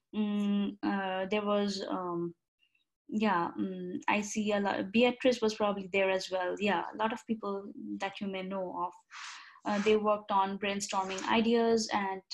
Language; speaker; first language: English; non-native, local second language; Bangla